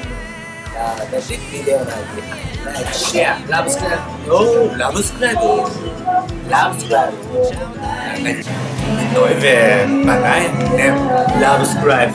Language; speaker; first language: Vietnamese; non-native, fluent; Japanese